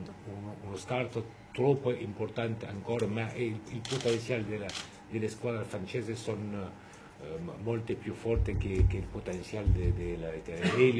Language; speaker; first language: Italian; non-native, fluent; French